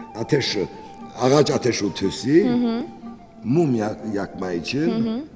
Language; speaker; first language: Turkish; non-native, learner; Georgian